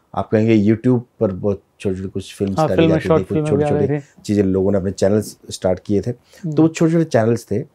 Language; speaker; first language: Hindi; native; Hindi